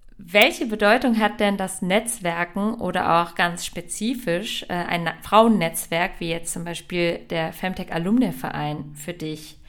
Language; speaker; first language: German; native; German